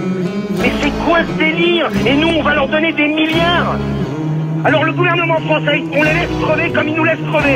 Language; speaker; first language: French; native; French